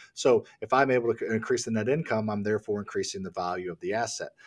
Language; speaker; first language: English; native; English